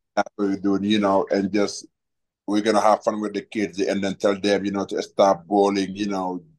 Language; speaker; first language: English; non-native, fluent; Wolof